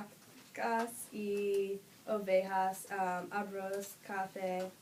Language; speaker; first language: Spanish; non-native, learner; English